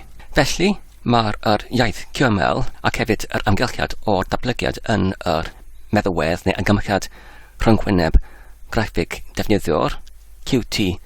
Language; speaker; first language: Welsh; non-native, learner; English